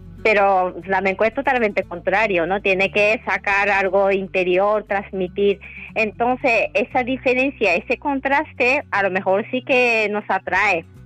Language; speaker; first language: Spanish; non-native, fluent; Japanese